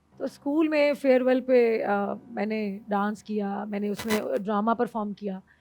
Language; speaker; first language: Urdu; non-native, local second language; Punjabi